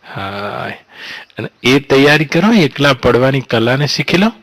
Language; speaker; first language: Hindi; non-native, local second language; Gujarati